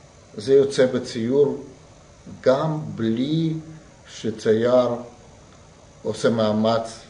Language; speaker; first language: Hebrew; non-native, fluent; Russian